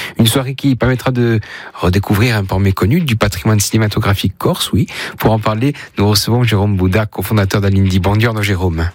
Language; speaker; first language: French; native; French